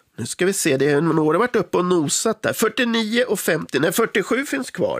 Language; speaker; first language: Swedish; native; Swedish